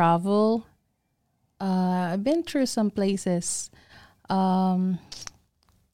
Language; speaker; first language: English; non-native, local second language; Filipino